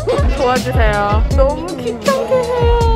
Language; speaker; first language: Korean; early bilingual, heritage; English